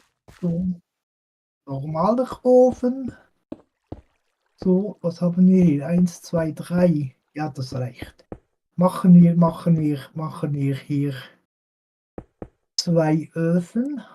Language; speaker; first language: German; non-native, fluent; French